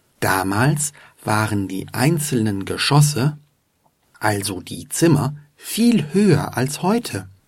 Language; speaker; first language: German; native; German